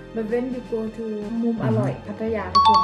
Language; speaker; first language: English; non-native, learner; Thai